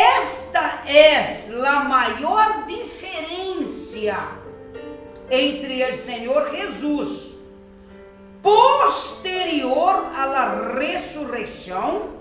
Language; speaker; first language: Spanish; non-native, fluent; Portuguese